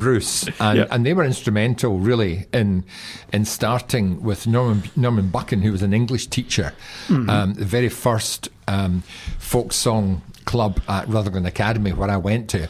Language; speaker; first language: English; native; English